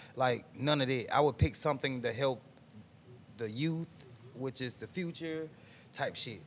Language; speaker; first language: English; native; English